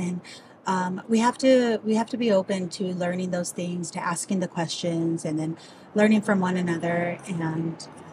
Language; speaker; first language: English; early bilingual, other home language; Spanish